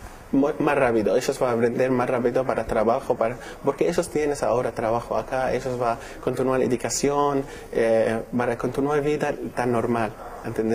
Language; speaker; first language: Spanish; non-native, learner; Arabic